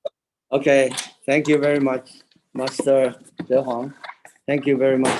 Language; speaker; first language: English; non-native, local second language; Chinese